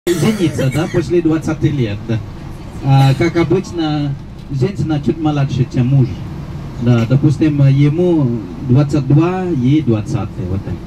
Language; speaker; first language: Russian; non-native, fluent; Balinese